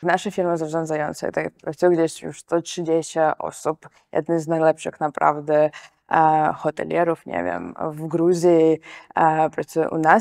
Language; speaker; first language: Polish; non-native, fluent; Georgian